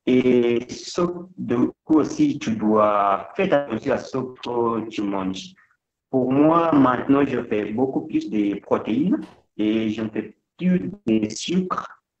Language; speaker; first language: French; non-native, fluent; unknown